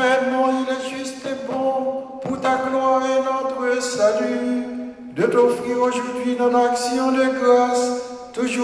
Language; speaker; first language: French; non-native, local second language; Haitian Creole